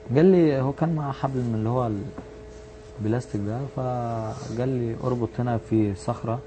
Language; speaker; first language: Arabic; native; Arabic